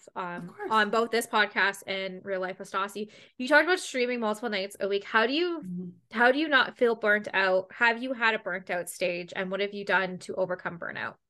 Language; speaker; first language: English; native; English